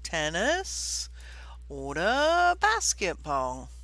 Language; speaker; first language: German; non-native, fluent; English